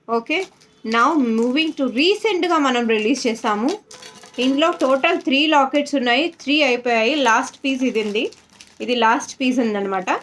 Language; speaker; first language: Telugu; native; Telugu